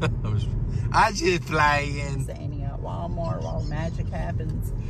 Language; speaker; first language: English; native; English